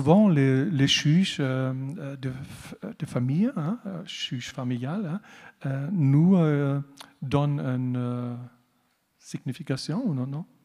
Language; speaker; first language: French; non-native, learner; German